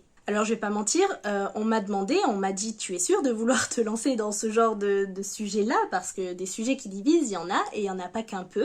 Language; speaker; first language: French; native; French